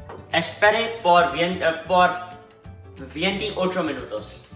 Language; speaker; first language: Spanish; non-native, learner; English